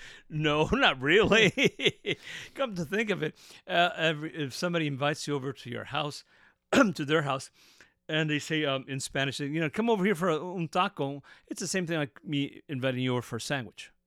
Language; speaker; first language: English; native; English